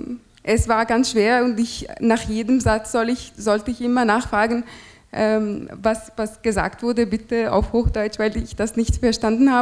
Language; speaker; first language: German; non-native, fluent; Arabic